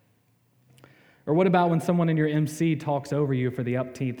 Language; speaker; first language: English; native; English